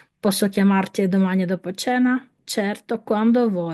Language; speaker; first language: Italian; non-native, fluent; Ukrainian